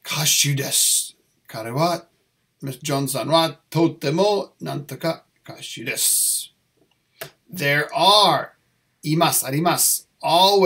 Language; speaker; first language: Japanese; non-native, learner; English